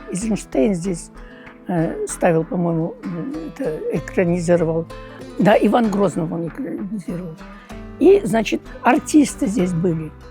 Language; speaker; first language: Russian; non-native, local second language; Uyghur